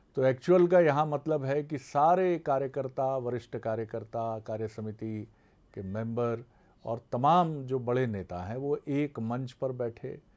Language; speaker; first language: Hindi; native; Hindi